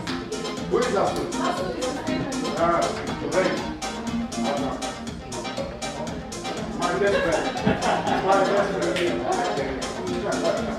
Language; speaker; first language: English; non-native, fluent; Turkish